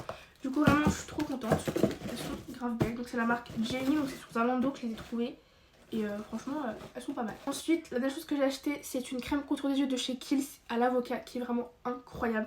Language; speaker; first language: French; native; French